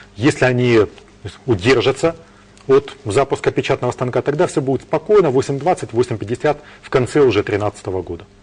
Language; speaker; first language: Russian; native; Russian